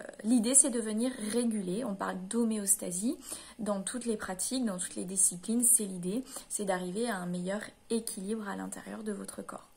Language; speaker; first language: French; native; French